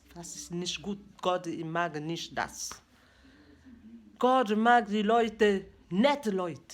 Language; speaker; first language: German; non-native, learner; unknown